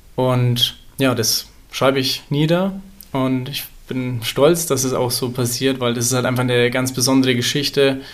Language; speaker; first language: German; native; German